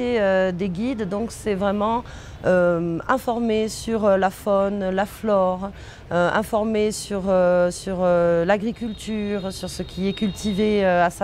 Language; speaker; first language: French; native; French